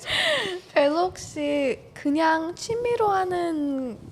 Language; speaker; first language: Korean; early bilingual, heritage; Korean